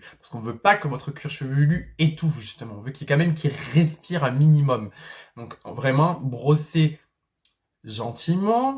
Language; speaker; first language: French; native; French